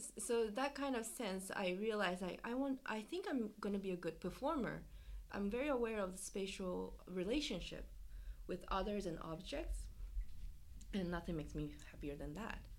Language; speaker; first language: English; non-native, fluent; Japanese